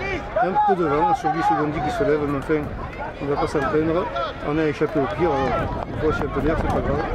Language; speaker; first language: French; native; French